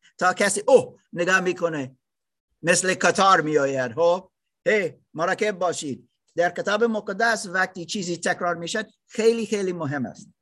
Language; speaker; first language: Persian; non-native, learner; German